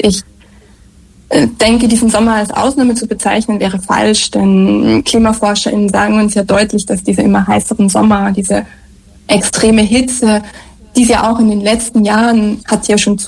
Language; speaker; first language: German; native; German